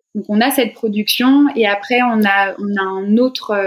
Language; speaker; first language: French; native; French